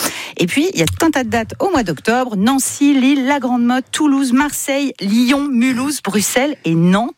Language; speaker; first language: French; native; French